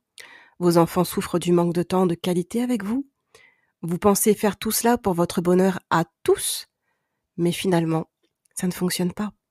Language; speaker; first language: French; native; French